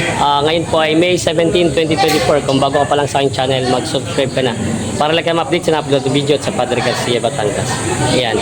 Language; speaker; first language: Filipino; native; Filipino